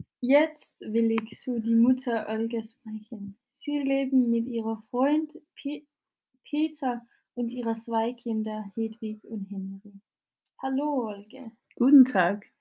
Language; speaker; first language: German; non-native, learner; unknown